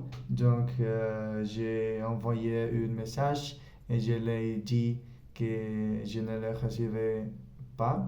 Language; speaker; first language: French; non-native, learner; Spanish